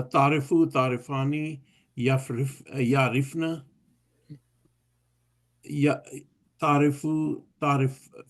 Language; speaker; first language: Arabic; non-native, learner; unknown